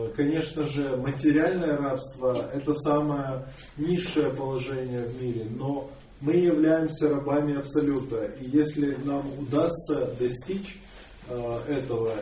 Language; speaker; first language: Russian; native; Russian